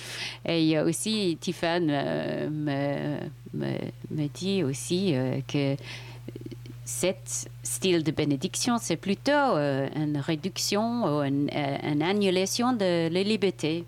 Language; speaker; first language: French; non-native, fluent; English